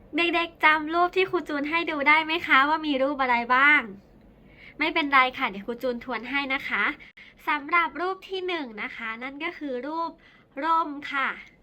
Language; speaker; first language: Thai; native; Thai